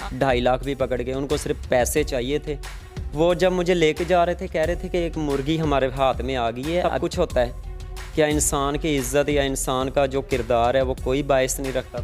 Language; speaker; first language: Urdu; non-native, local second language; Punjabi